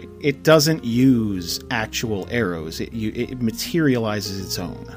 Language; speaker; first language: English; native; English